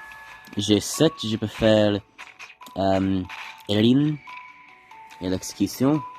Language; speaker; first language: French; non-native, learner; English